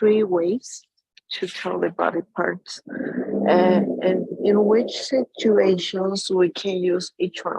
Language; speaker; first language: English; non-native, learner; Spanish